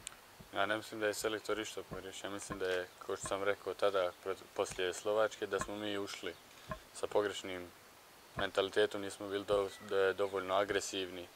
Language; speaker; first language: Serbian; early bilingual, heritage; Bosnian